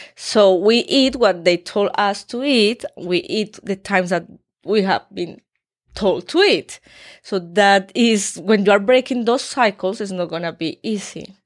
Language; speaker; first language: English; non-native, learner; Spanish